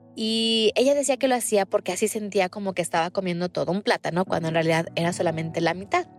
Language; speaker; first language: Spanish; early bilingual, heritage; Spanish